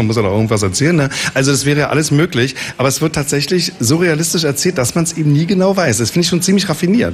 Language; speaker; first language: German; native; German